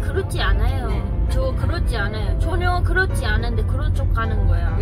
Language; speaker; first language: Korean; non-native, learner; Japanese